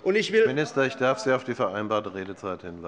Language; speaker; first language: German; native; German